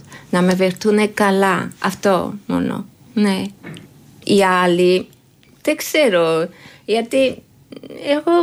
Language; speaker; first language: Greek; non-native, fluent; Georgian